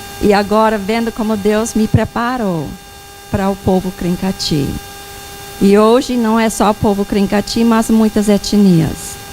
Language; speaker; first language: Portuguese; non-native, fluent; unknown